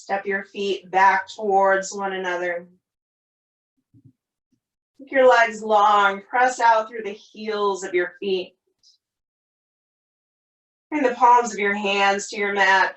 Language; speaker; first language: English; native; English